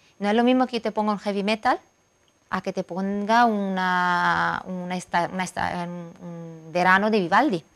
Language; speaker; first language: Spanish; non-native, fluent; Italian